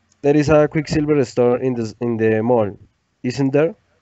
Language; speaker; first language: English; non-native, learner; Spanish